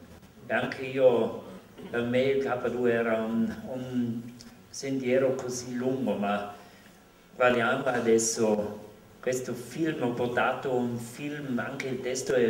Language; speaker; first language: Italian; non-native, local second language; German